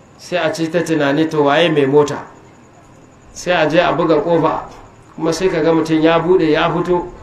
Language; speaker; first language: Hausa; native; Hausa